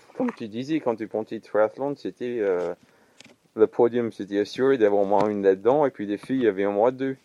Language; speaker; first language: French; non-native, fluent; English